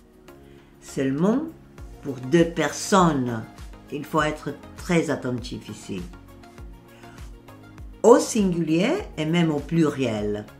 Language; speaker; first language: French; non-native, fluent; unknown